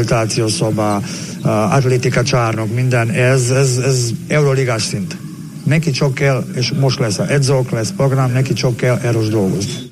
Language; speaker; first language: Hungarian; non-native, learner; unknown